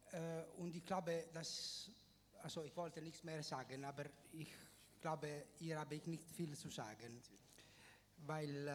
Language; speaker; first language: German; non-native, fluent; Italian